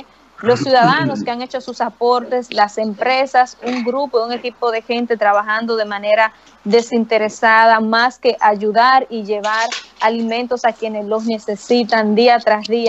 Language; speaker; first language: Spanish; native; Spanish